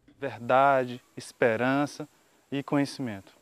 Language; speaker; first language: Spanish; non-native, learner; Portuguese